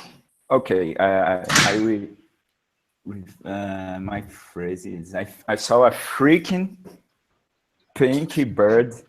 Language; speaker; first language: English; non-native, learner; Portuguese